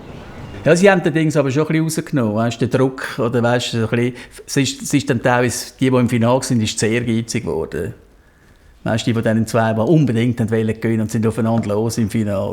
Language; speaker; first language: German; native; German